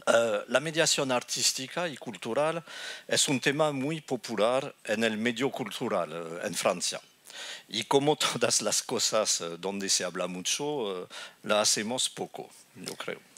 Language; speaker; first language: Spanish; non-native, fluent; French